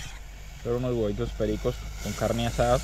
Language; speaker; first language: Spanish; native; Spanish